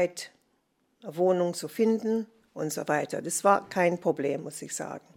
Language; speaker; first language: German; non-native, fluent; English